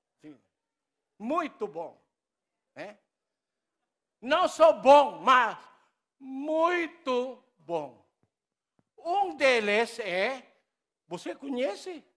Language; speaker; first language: Portuguese; non-native, learner; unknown